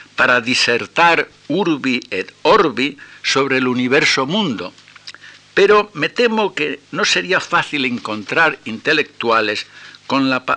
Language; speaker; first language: Spanish; native; Spanish